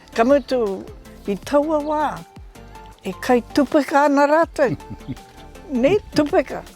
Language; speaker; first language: Māori; native; Māori